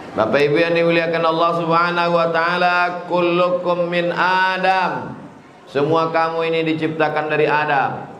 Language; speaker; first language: Indonesian; native; Indonesian